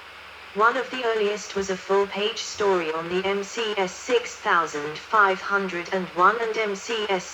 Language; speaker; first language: English; non-native, learner; Danish